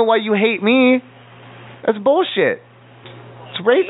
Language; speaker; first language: English; native; English